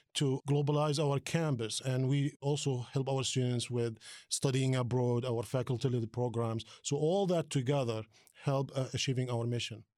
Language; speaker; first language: English; non-native, fluent; Arabic